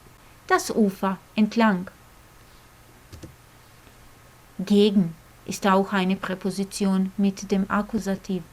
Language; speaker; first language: German; non-native, fluent; Croatian